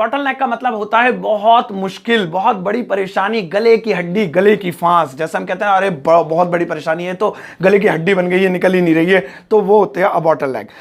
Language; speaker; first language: Hindi; native; Hindi